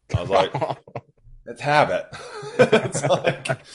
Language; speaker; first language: English; native; English